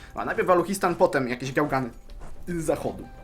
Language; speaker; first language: Polish; native; Polish